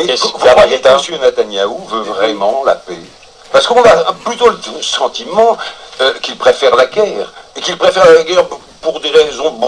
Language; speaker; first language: French; native; French